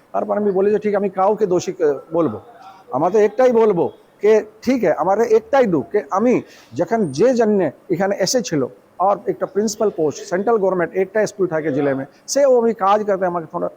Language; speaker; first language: Bangla; non-native, local second language; Hindi